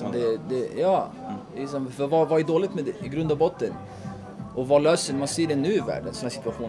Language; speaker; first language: Swedish; native; Swedish